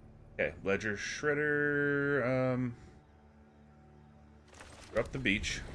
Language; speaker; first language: English; native; English